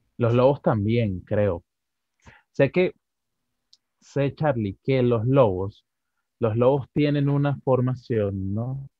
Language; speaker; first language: Spanish; native; Spanish